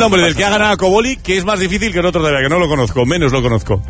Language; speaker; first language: Spanish; native; Spanish